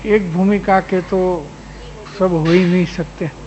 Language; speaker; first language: Hindi; non-native, local second language; Gujarati